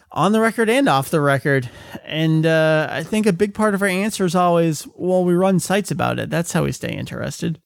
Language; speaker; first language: English; native; English